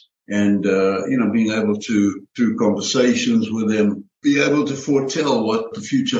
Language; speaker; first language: English; native; English